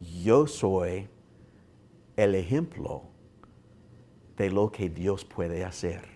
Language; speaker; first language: Spanish; non-native, learner; English